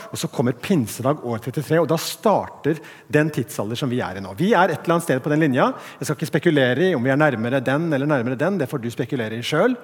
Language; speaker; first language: Norwegian; native; Norwegian